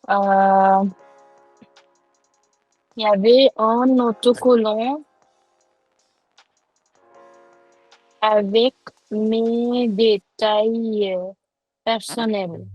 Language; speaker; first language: French; non-native, fluent; Hindi